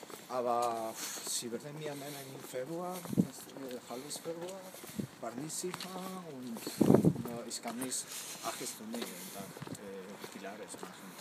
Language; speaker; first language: German; non-native, learner; Spanish